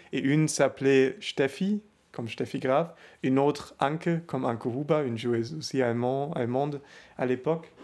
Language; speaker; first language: French; non-native, fluent; German